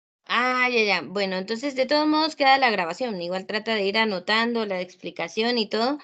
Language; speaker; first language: Spanish; native; Spanish